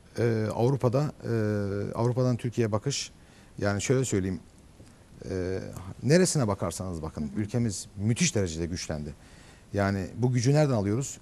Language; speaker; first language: Turkish; native; Turkish